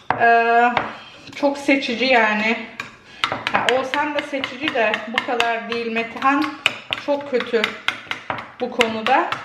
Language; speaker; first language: Turkish; early bilingual, heritage; Turkish